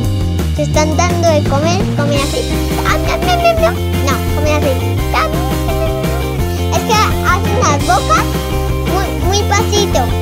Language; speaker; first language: Spanish; early bilingual, heritage; Spanish